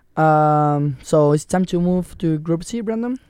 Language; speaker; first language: English; non-native, learner; Spanish